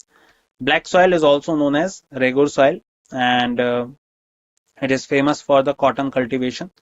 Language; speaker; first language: English; non-native, local second language; Hindi